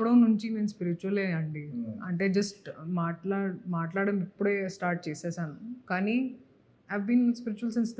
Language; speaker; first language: Telugu; non-native, local second language; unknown